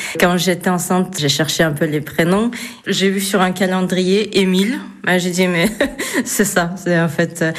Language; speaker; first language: French; non-native, fluent; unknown